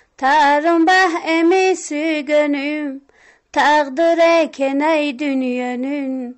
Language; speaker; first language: Kyrgyz; non-native, local second language; Tajik